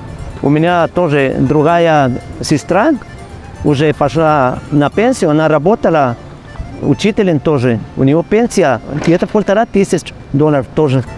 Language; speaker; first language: Russian; non-native, fluent; Spanish